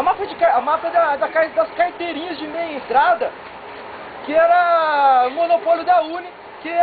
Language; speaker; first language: Portuguese; native; Portuguese